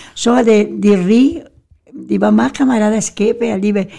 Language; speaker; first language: Danish; non-native, fluent; Spanish